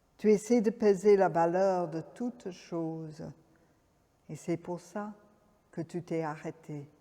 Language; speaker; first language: French; non-native, fluent; English